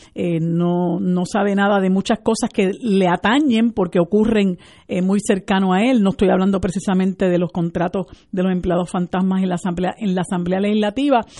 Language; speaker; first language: Spanish; native; Spanish